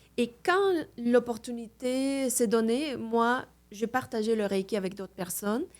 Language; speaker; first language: French; non-native, fluent; Spanish